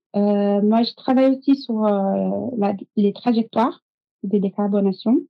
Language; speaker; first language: French; non-native, fluent; Portuguese